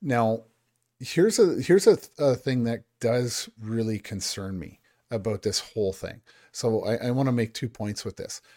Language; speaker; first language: English; native; English